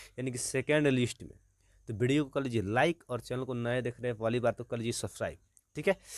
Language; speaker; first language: Hindi; native; Hindi